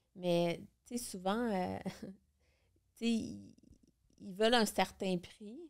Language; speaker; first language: French; native; French